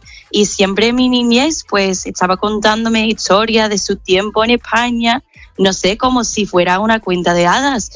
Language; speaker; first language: Spanish; non-native, fluent; English